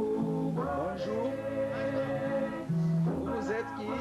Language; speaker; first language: French; non-native, local second language; Swahili